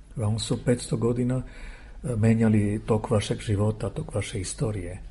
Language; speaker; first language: Serbian; non-native, fluent; Armenian